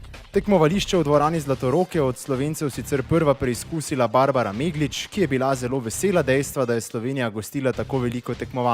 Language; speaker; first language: Slovenian; native; Slovenian